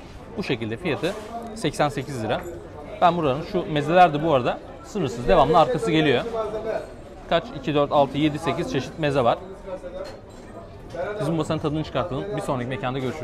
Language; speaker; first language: Turkish; native; Turkish